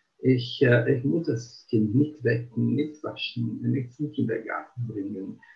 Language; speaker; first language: German; non-native, fluent; Italian